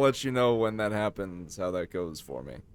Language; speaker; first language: English; native; English